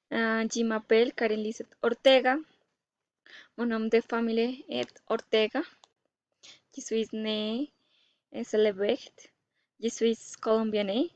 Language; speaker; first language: French; non-native, learner; Spanish